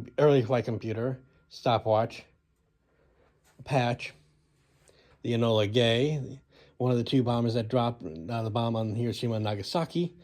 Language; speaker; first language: English; native; English